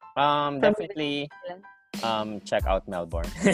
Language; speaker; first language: English; non-native, local second language; Filipino